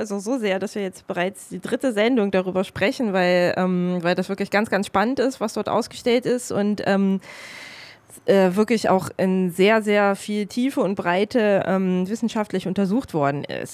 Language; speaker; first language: German; native; German